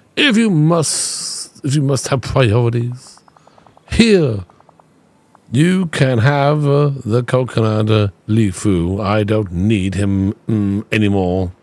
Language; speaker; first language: English; native; English